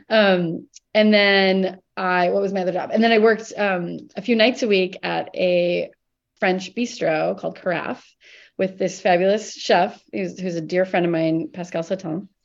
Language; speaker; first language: English; native; English